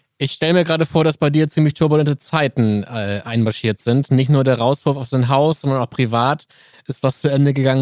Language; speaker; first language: German; native; German